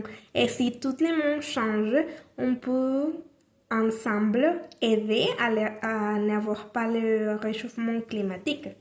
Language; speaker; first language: French; non-native, learner; Spanish